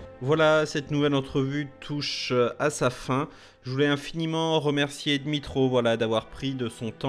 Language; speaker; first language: French; native; French